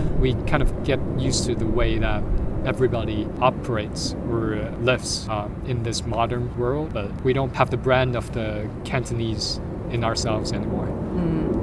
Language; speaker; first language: English; non-native, fluent; Chinese